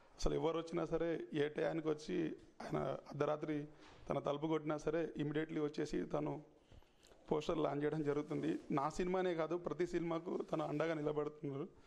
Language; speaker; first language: Telugu; native; Telugu